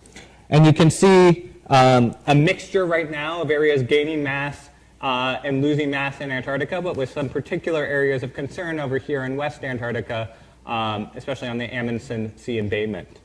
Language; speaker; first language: English; native; English